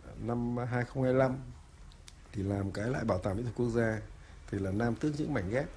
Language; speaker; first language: Vietnamese; native; Vietnamese